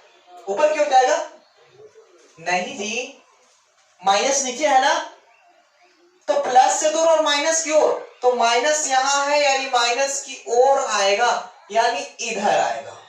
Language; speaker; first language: Hindi; native; Hindi